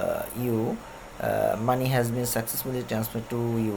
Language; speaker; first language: English; non-native, learner; Bangla